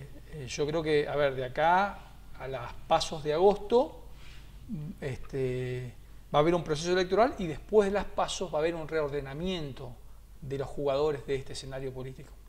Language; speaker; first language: Spanish; native; Spanish